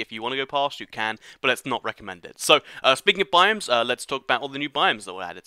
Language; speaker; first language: English; native; English